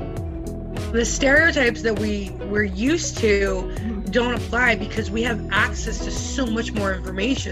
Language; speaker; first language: English; native; English